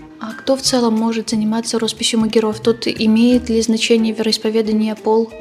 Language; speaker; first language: Russian; native; Russian